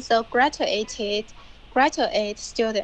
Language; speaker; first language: English; non-native, learner; Chinese